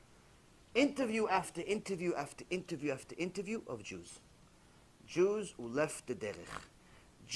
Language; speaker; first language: English; native; English